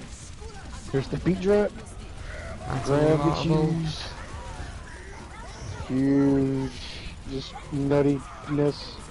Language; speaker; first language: English; native; English